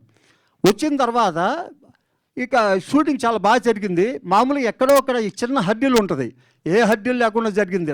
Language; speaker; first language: Telugu; native; Telugu